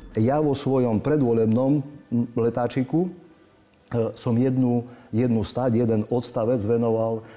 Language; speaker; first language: Slovak; native; Slovak